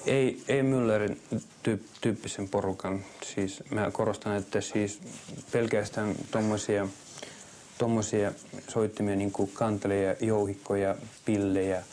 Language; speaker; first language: Finnish; non-native, fluent; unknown